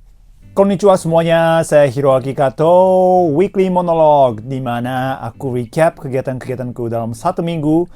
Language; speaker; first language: Indonesian; non-native, fluent; Japanese